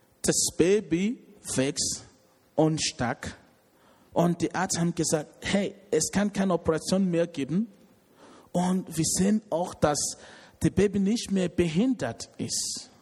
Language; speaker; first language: German; non-native, learner; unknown